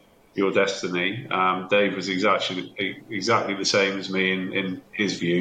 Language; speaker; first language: English; native; English